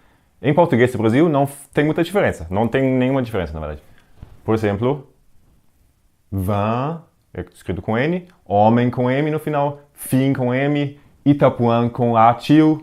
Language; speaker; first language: Portuguese; non-native, fluent; Danish